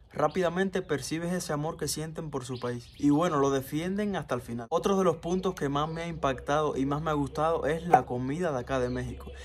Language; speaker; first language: Spanish; native; Spanish